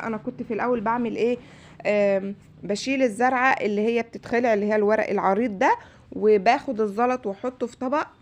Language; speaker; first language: Arabic; native; Arabic